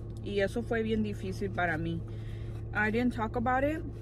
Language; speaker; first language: Spanish; early bilingual, heritage; Spanish